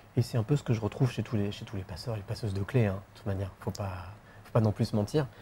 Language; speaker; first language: French; native; French